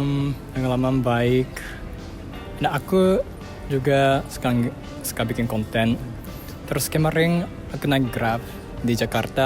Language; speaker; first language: Indonesian; non-native, fluent; Japanese